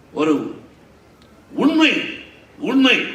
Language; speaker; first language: Tamil; non-native, learner; Telugu